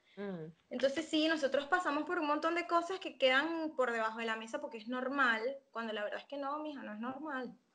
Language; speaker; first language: Spanish; native; Spanish